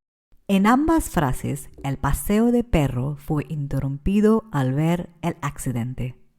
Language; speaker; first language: Spanish; non-native, fluent; English